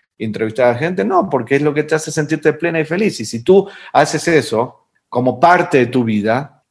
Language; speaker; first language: Spanish; native; Spanish